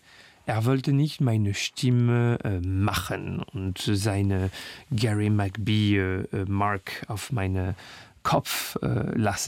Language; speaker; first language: German; non-native, learner; French